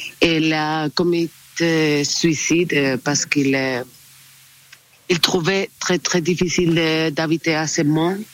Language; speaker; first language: French; non-native, learner; Spanish